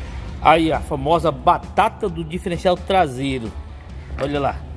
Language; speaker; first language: Portuguese; native; Portuguese